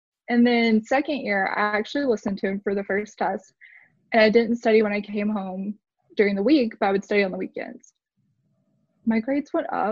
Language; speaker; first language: English; native; English